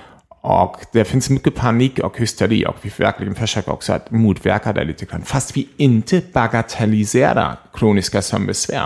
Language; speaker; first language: Swedish; non-native, fluent; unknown